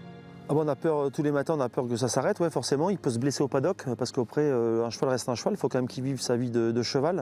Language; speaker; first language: French; native; French